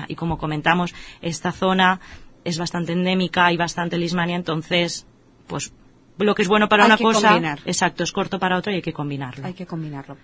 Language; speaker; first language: Spanish; native; Spanish